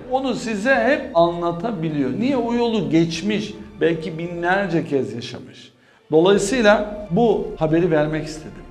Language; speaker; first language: Turkish; early bilingual, heritage; Turkish